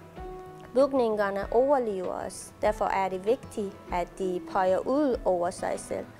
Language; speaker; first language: Danish; non-native, fluent; Persian